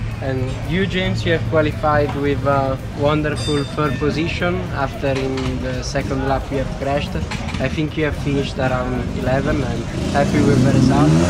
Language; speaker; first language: English; non-native, fluent; Italian